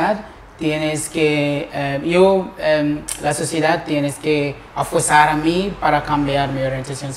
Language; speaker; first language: Spanish; non-native, learner; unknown